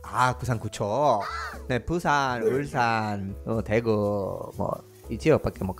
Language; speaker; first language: Korean; non-native, fluent; Spanish